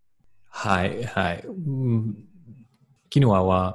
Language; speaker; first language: Japanese; non-native, learner; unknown